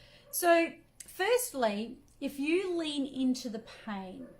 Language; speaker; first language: English; native; English